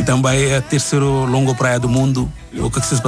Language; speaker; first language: Portuguese; non-native, learner; Bangla